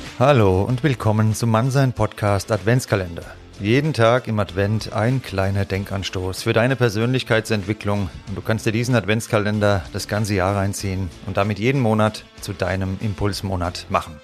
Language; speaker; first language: German; native; German